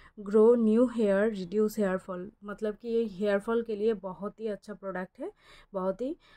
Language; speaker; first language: Hindi; non-native, local second language; Bangla